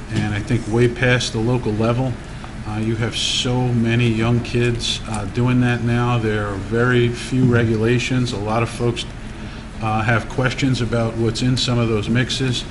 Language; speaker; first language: English; early bilingual, other home language; Italian